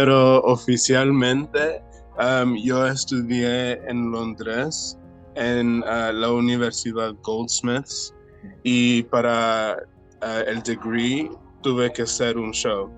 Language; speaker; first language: Spanish; early bilingual, heritage; Spanish